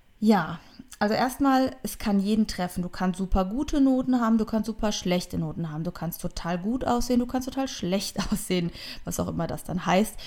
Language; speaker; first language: German; native; German